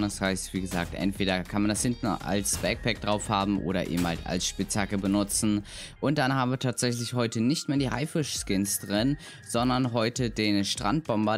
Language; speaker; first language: German; native; German